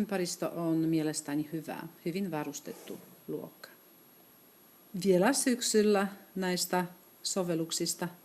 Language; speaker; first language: Finnish; non-native, fluent; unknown